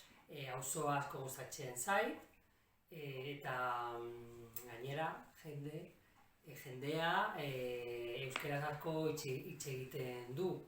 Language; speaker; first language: Basque; non-native, local second language; Catalan